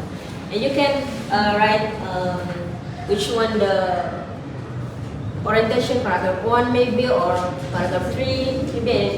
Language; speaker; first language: English; non-native, learner; Indonesian